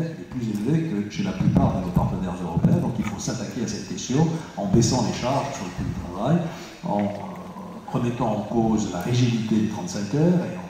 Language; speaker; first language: French; native; French